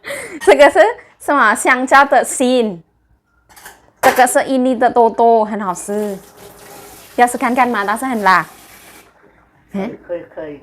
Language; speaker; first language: Chinese; non-native, learner; Javanese